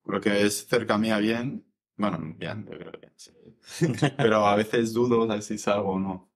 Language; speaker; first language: Spanish; native; Spanish